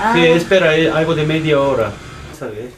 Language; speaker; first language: Spanish; non-native, learner; Korean